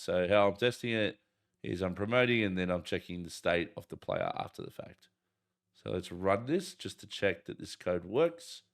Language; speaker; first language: English; native; English